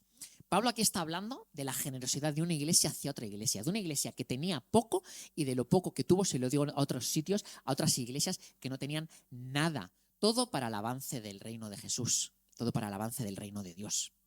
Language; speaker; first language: Spanish; native; Spanish